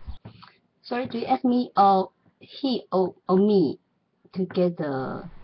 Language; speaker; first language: English; non-native, learner; Chinese